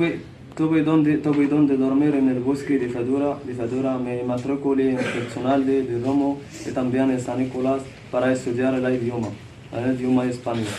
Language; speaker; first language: Spanish; non-native, learner; Central Atlas Tamazight